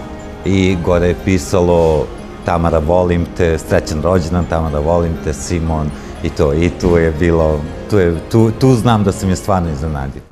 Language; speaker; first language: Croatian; early bilingual, heritage; Croatian